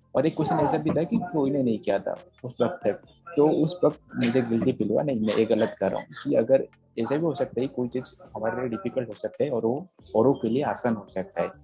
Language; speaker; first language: Hindi; non-native, local second language; Odia